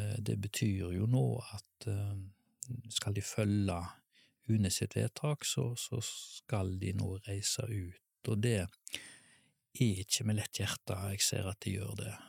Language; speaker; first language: Norwegian; native; Norwegian